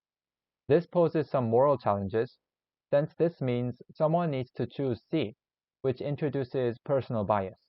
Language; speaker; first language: English; non-native, learner; Korean